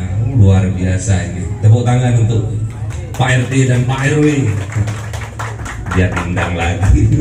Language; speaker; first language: Indonesian; non-native, local second language; Javanese